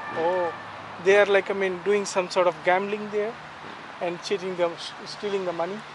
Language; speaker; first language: English; non-native, local second language; Telugu